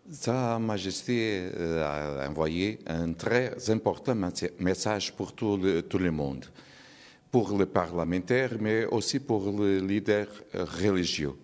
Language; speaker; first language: French; non-native, learner; Portuguese